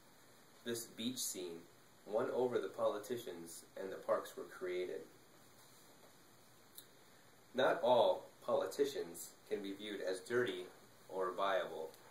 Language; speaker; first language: English; native; English